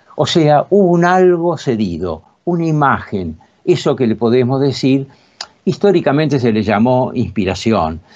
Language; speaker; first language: Spanish; native; Spanish